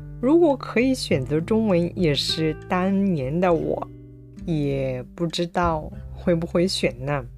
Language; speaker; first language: Chinese; non-native, fluent; Japanese